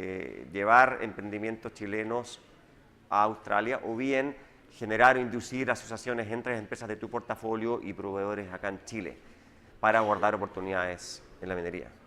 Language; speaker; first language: Spanish; native; Spanish